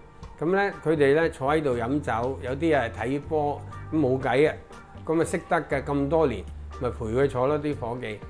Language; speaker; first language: Cantonese; early bilingual, other home language; Punjabi